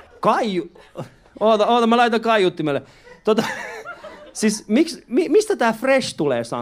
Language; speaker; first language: Finnish; early bilingual, other home language; Persian